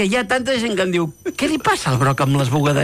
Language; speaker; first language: Catalan; native; Catalan